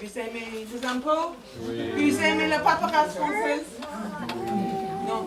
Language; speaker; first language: French; non-native, fluent; English